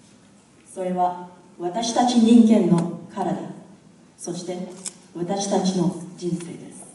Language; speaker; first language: Japanese; non-native, fluent; English